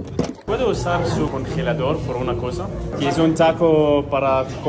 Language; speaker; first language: Spanish; non-native, learner; Arabic